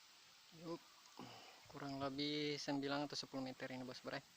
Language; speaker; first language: Indonesian; native; Indonesian